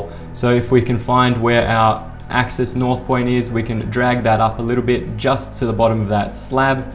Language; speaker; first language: English; native; English